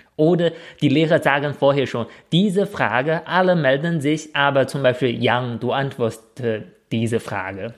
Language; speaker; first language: German; non-native, fluent; Chinese